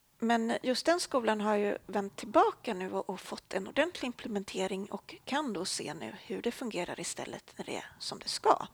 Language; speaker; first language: Swedish; native; Swedish